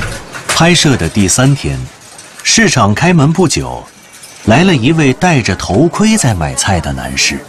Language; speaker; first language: Chinese; native; Chinese